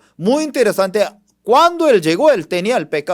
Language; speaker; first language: Spanish; non-native, fluent; Korean